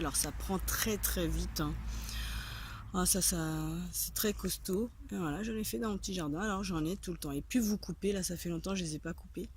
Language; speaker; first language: French; native; French